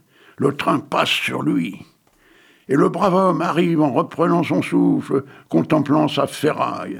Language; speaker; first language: French; native; French